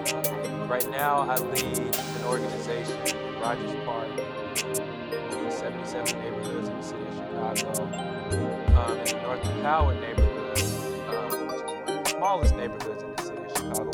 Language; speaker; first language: English; native; English